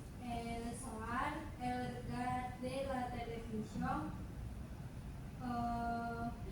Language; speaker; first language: French; non-native, learner; Indonesian